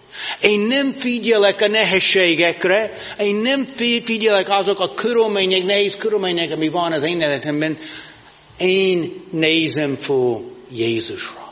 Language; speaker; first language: Hungarian; non-native, learner; English